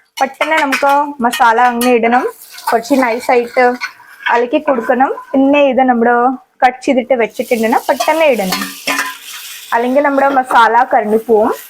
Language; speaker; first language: Malayalam; non-native, fluent; Hindi